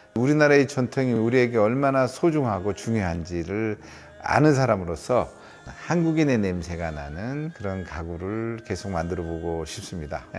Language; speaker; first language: Korean; native; Korean